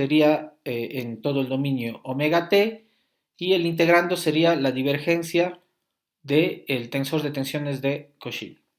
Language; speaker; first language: Spanish; native; Spanish